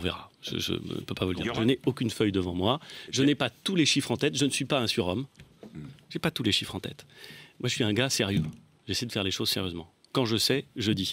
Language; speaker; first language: French; native; French